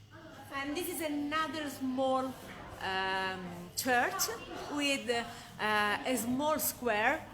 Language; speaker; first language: English; non-native, fluent; Italian